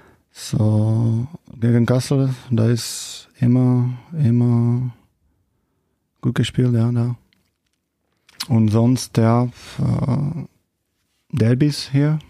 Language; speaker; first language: German; non-native, learner; Czech